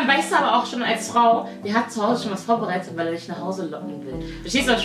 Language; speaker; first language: German; native; German